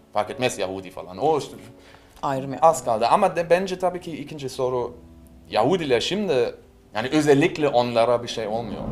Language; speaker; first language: Turkish; non-native, learner; German